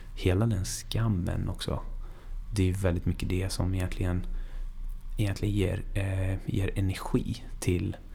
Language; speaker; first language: Swedish; non-native, fluent; Persian